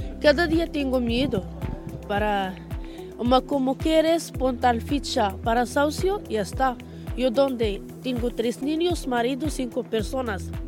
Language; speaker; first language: Spanish; non-native, learner; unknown